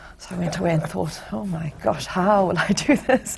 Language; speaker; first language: English; native; English